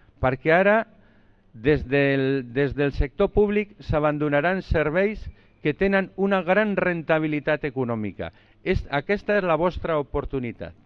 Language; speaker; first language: Catalan; non-native, local second language; Spanish